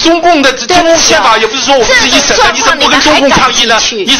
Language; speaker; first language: Chinese; native; Chinese